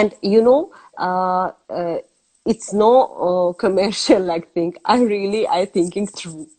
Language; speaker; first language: English; non-native, learner; Azerbaijani